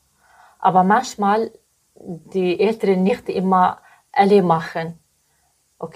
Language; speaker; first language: German; non-native, learner; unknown